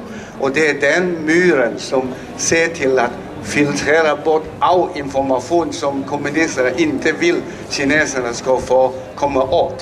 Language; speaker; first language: Swedish; non-native, fluent; Chinese